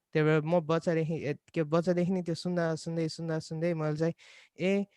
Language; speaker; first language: Nepali; early bilingual, other home language; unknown